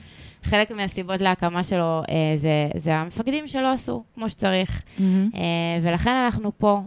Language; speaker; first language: Hebrew; native; Hebrew